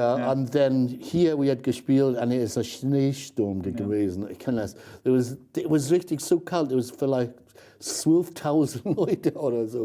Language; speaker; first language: German; non-native, fluent; English